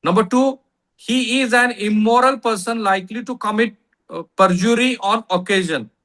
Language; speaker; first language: English; non-native, local second language; Marathi